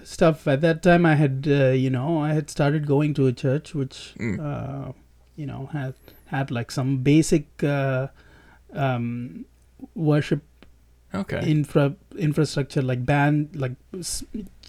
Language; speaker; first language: English; non-native, local second language; Tamil